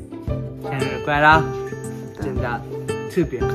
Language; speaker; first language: Chinese; non-native, learner; Japanese